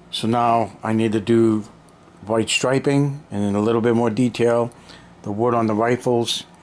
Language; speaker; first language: English; native; English